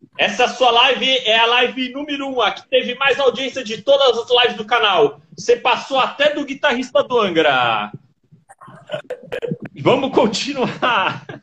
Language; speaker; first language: Portuguese; native; Portuguese